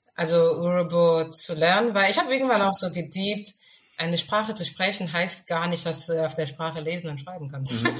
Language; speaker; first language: German; early bilingual, other home language; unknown